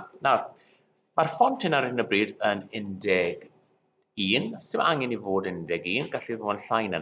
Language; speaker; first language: Welsh; non-native, local second language; English